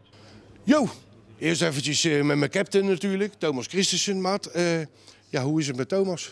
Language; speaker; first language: Dutch; native; Dutch